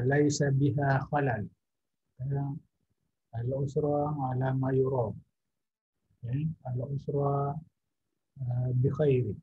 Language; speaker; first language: Arabic; non-native, fluent; Indonesian